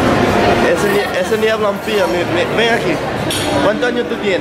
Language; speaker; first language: Spanish; early bilingual, heritage; English